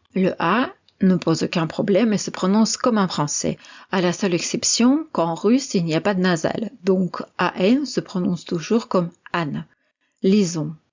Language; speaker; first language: French; non-native, fluent; Russian